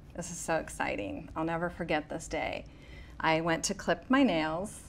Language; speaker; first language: English; native; English